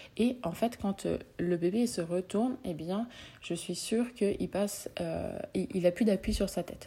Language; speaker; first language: French; native; French